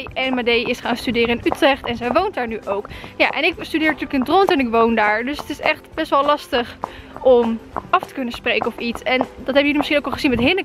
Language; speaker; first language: Dutch; native; Dutch